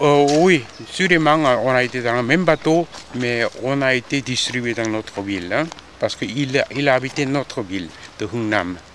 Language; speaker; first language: French; non-native, fluent; Korean